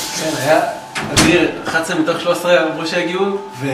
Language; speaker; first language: Hebrew; native; Hebrew